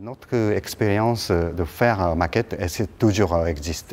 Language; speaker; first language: French; non-native, learner; Japanese